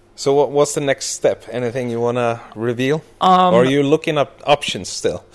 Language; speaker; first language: English; early bilingual, other home language; Icelandic